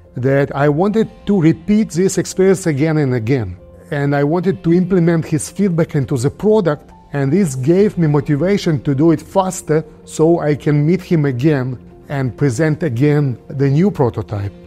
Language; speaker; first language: English; non-native, fluent; Russian